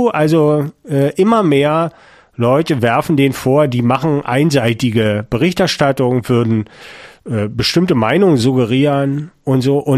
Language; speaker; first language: German; native; German